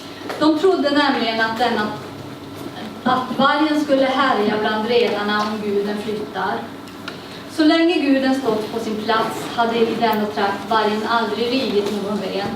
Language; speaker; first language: Swedish; native; Swedish